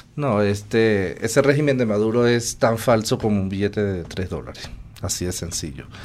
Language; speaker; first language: Spanish; native; Spanish